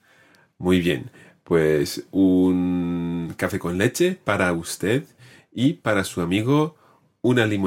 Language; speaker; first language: Spanish; non-native, fluent; English